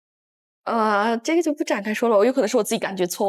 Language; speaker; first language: Chinese; non-native, local second language; Tibetan